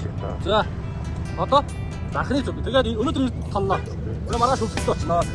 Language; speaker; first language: Mongolian; native; Mongolian